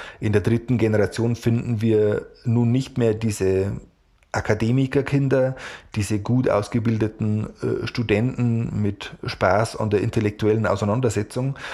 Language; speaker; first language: German; native; German